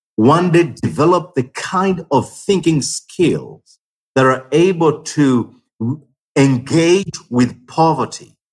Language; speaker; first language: English; non-native, local second language; Ganda